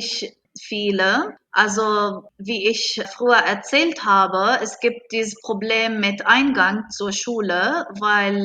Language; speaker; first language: German; non-native, fluent; Arabic